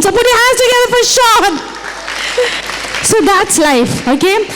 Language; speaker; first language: English; non-native, local second language; Malayalam